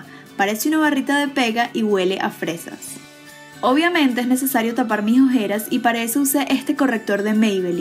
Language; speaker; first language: Spanish; native; Spanish